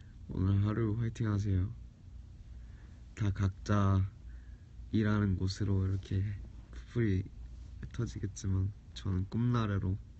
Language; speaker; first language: Korean; early bilingual, heritage; Korean